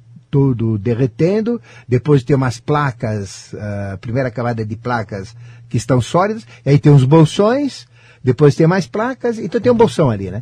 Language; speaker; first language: Portuguese; native; Portuguese